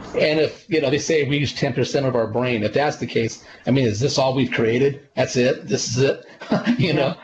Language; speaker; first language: English; native; English